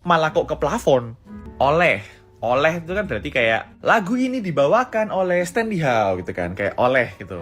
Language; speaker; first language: Indonesian; native; Indonesian